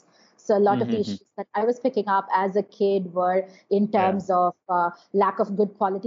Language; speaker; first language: English; non-native, local second language; Tamil